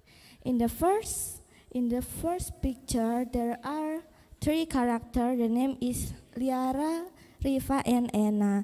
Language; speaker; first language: English; non-native, learner; Indonesian